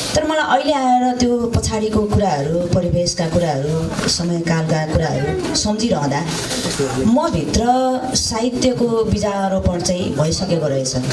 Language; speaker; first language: Nepali; native; Nepali